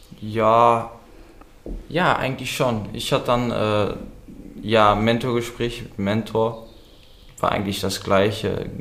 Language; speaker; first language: German; early bilingual, other home language; Dutch